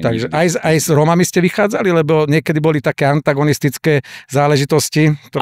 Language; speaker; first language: Slovak; native; Slovak